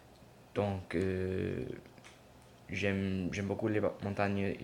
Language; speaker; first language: French; non-native, learner; English